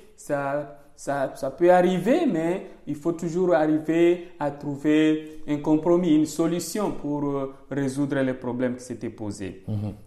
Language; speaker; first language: French; non-native, local second language; Swahili